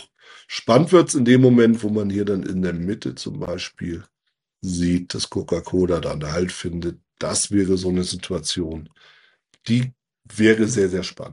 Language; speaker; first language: German; native; German